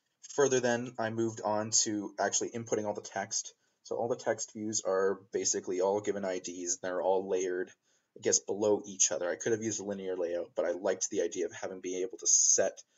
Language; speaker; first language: English; native; English